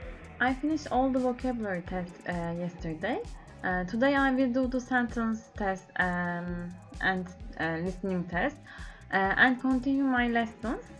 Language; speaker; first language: English; non-native, learner; Turkish